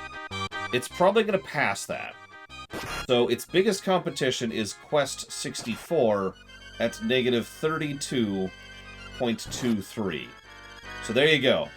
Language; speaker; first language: English; native; English